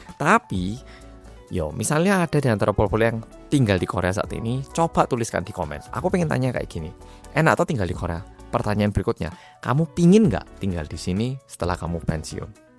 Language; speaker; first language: Indonesian; early bilingual, other home language; Korean